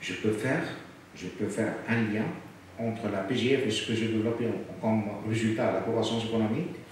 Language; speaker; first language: French; non-native, local second language; Arabic